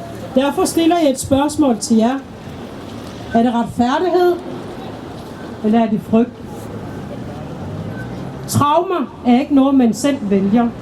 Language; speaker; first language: Danish; non-native, local second language; Kalaallisut